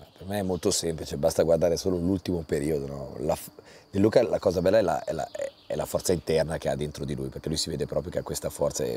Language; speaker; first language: Italian; native; Italian